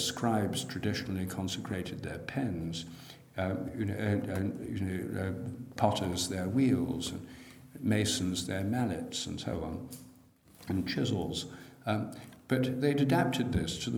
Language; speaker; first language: English; native; English